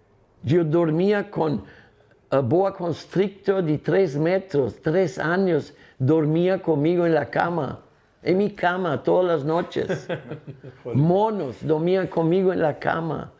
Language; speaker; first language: Spanish; non-native, fluent; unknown